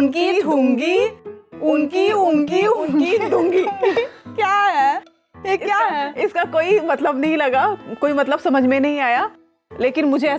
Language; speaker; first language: Hindi; native; Hindi